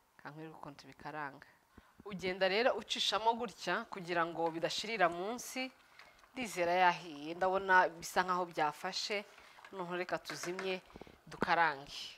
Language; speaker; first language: Kinyarwanda; early bilingual, heritage; Kinyarwanda